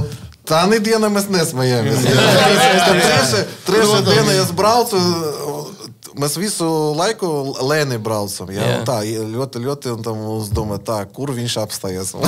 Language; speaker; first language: Latvian; non-native, learner; Russian